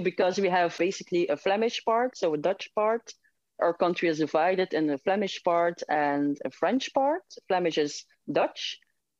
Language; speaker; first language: English; non-native, fluent; Dutch